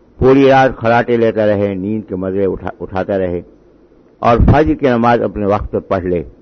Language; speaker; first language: Urdu; native; Urdu